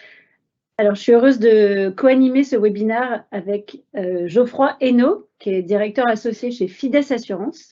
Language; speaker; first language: French; native; French